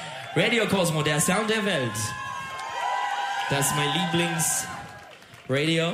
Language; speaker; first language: German; non-native, learner; Turkish